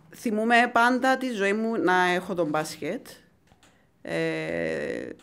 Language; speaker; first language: Greek; native; Greek